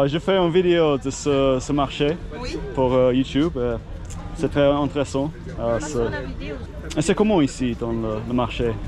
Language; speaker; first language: French; non-native, learner; English